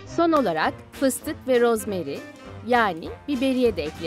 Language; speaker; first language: Turkish; native; Turkish